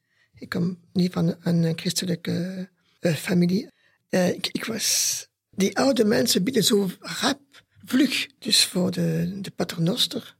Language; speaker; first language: Dutch; non-native, local second language; French